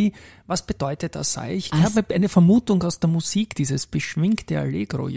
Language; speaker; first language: German; native; German